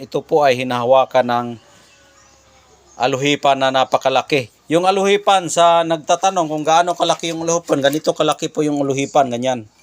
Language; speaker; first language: Filipino; non-native, local second language; Cebuano